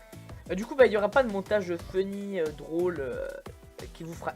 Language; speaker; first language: French; native; French